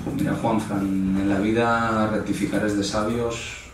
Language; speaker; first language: Spanish; non-native, local second language; Catalan